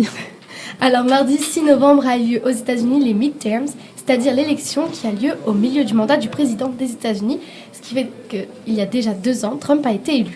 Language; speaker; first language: French; native; French